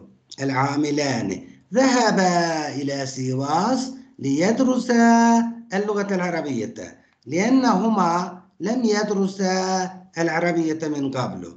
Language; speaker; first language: Arabic; non-native, fluent; Turkish